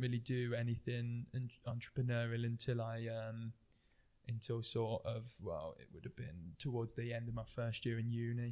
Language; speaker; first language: English; native; English